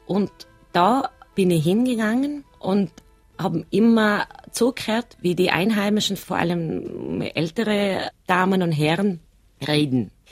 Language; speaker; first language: German; non-native, fluent; Russian